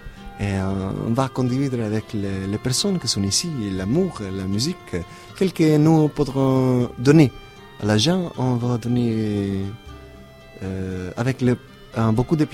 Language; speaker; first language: French; non-native, learner; Italian